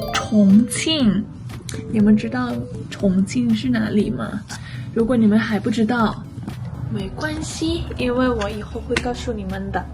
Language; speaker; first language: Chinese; non-native, learner; Thai